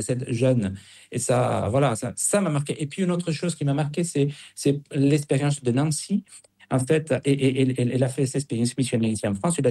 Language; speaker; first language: French; non-native, fluent; Spanish